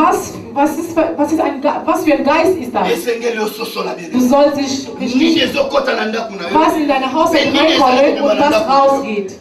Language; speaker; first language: German; non-native, learner; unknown